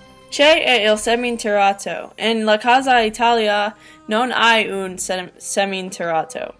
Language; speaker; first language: Italian; non-native, learner; English